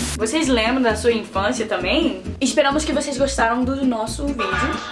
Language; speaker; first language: Portuguese; early bilingual, heritage; Portuguese